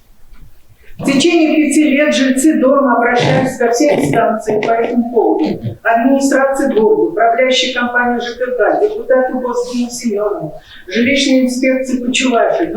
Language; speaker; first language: Russian; native; Russian